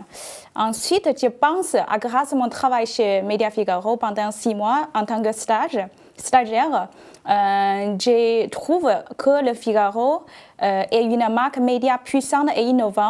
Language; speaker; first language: French; non-native, fluent; Chinese